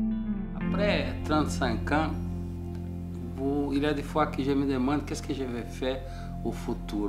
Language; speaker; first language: French; non-native, fluent; Portuguese